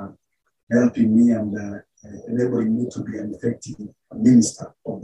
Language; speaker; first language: English; non-native, local second language; Kikuyu